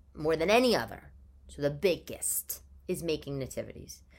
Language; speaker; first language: English; early bilingual, other home language; Italian